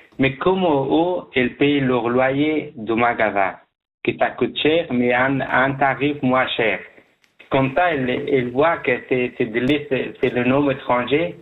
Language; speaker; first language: French; non-native, learner; Persian